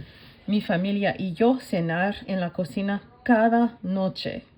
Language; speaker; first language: Spanish; non-native, fluent; English